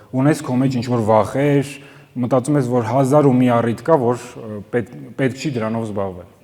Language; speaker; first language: Armenian; early bilingual, heritage; Armenian